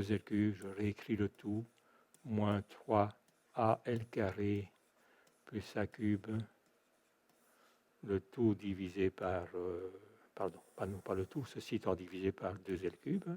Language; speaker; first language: French; native; French